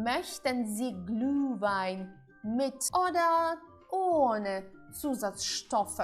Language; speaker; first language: German; non-native, fluent; Ukrainian